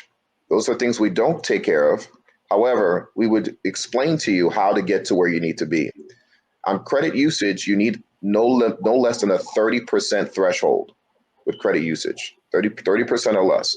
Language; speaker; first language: English; native; English